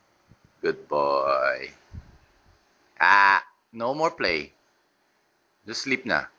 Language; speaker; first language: English; non-native, local second language; Filipino